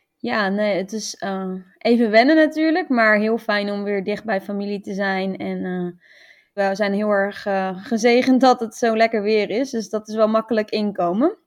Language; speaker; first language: Dutch; native; Dutch